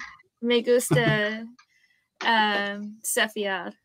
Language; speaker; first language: Spanish; non-native, learner; English